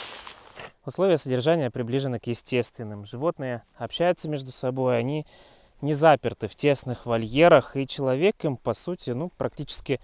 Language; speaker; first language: Russian; native; Russian